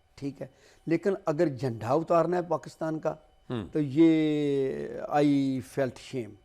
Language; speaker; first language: Urdu; non-native, local second language; Punjabi